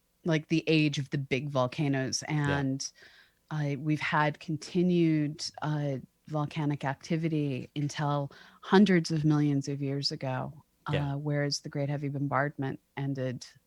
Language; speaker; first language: English; native; English